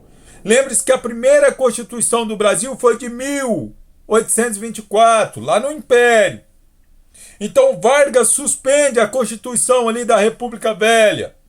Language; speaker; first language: Portuguese; native; Portuguese